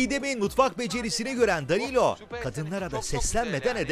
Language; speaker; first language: Turkish; native; Turkish